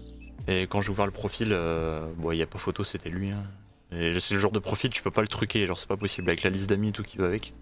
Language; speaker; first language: French; native; French